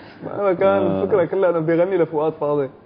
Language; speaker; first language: Arabic; native; Arabic